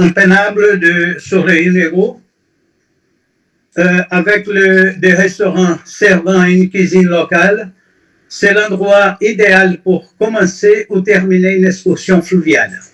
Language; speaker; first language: French; non-native, fluent; Portuguese